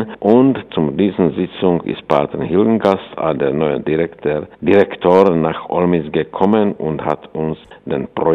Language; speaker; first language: German; non-native, fluent; Czech